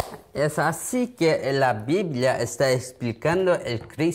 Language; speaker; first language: Spanish; non-native, learner; Korean